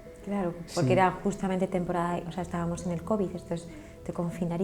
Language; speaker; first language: Spanish; native; Spanish